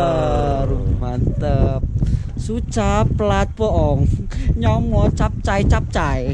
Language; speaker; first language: Malay; native; Malay